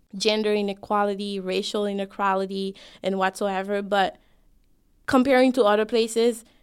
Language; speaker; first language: English; non-native, fluent; Haitian Creole